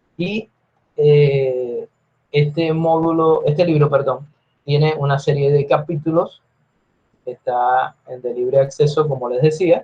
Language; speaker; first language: Spanish; native; Spanish